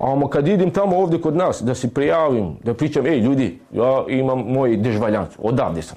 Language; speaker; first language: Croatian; non-native, local second language; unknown